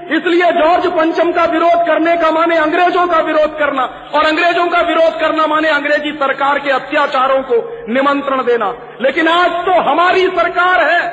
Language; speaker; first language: Hindi; native; Hindi